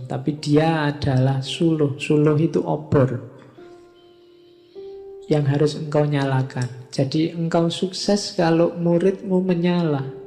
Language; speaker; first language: Indonesian; native; Indonesian